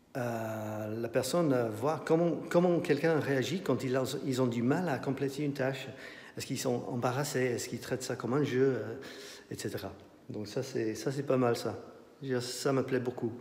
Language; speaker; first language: French; non-native, fluent; English